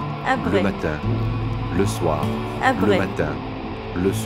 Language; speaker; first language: French; non-native, learner; Arabic